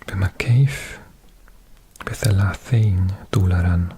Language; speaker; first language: Arabic; non-native, learner; English